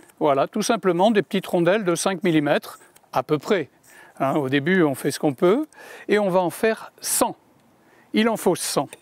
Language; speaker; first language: French; native; French